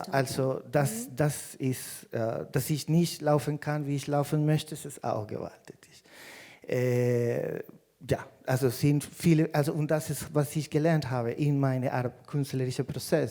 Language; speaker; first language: German; non-native, fluent; Spanish